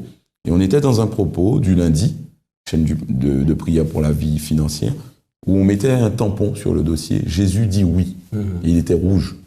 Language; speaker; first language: French; native; French